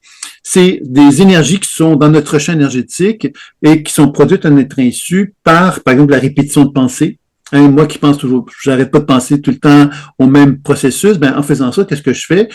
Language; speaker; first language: French; native; French